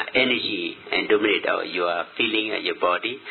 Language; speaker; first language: English; non-native, learner; Thai